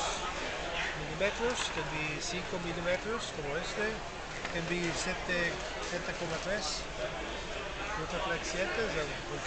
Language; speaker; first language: Spanish; non-native, fluent; Italian